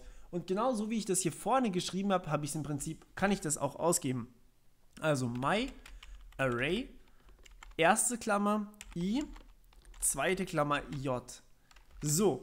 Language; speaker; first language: German; native; German